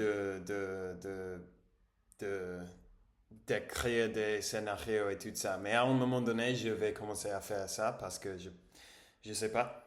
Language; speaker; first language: French; non-native, learner; English